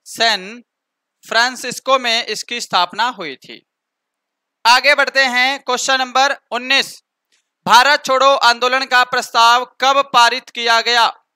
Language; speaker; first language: Hindi; native; Hindi